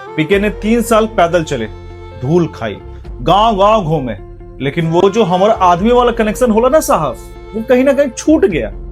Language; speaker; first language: Hindi; native; Hindi